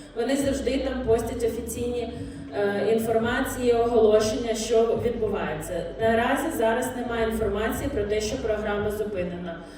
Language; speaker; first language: Ukrainian; non-native, local second language; Russian